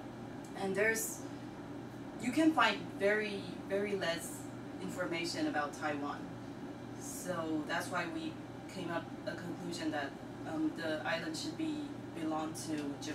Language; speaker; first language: English; non-native, learner; Chinese